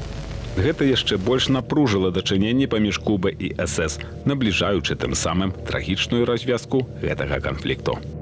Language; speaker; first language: Belarusian; native; Belarusian